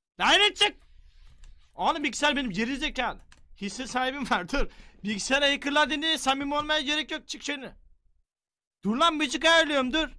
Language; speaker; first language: Turkish; native; Turkish